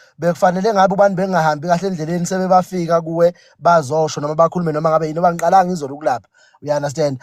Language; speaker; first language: Zulu; native; Zulu